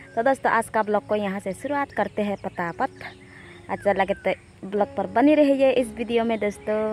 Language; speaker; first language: Hindi; non-native, local second language; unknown